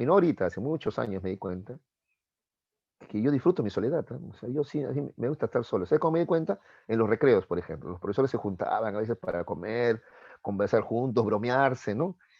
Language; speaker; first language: Spanish; native; Spanish